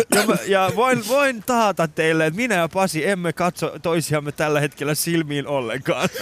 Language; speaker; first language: Finnish; non-native, fluent; Persian